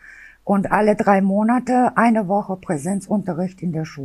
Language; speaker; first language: German; non-native, local second language; Albanian